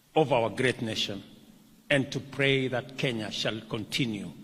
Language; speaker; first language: English; non-native, local second language; Kalenjin